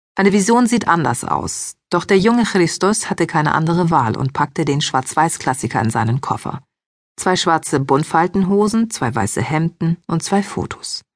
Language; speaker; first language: German; early bilingual, other home language; Greek